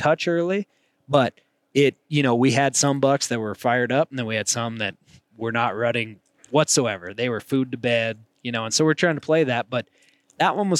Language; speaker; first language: English; native; English